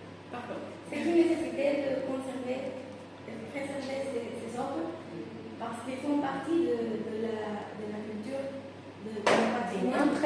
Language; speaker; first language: French; non-native, fluent; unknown